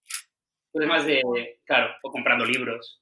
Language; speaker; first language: Spanish; native; Spanish